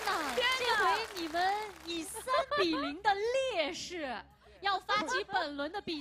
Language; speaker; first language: Chinese; native; Chinese